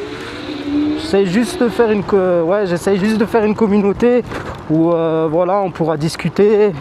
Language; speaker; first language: French; native; French